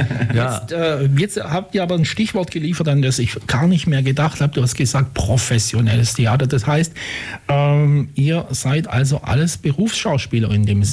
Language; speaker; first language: German; native; German